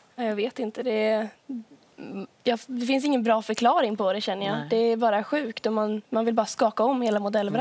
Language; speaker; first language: Swedish; native; Swedish